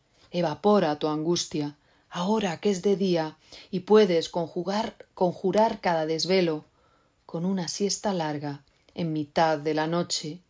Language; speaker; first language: Spanish; native; Spanish